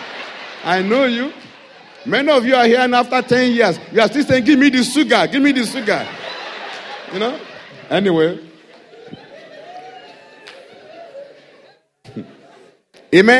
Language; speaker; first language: English; non-native, local second language; Yoruba